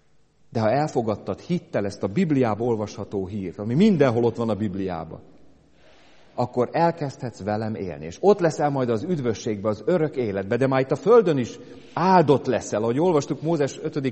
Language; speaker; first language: Hungarian; native; Hungarian